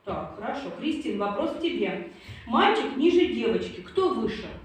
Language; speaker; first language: Russian; native; Russian